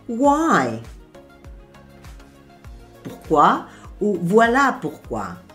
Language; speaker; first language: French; non-native, fluent; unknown